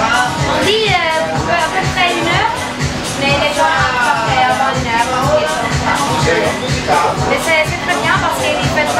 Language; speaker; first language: French; non-native, learner; Spanish